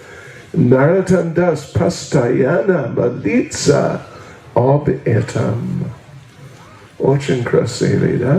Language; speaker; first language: Russian; non-native, learner; English